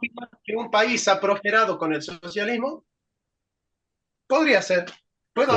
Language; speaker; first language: Spanish; native; Spanish